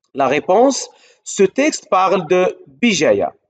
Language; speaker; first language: French; non-native, local second language; Arabic